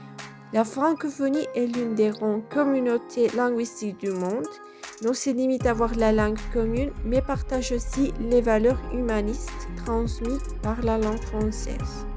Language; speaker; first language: French; non-native, fluent; Spanish